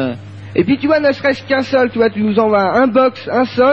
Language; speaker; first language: French; native; French